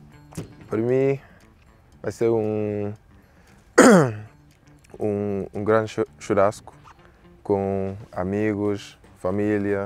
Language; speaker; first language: Portuguese; non-native, learner; English